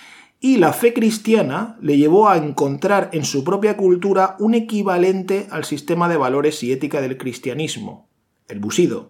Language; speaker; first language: Spanish; native; Spanish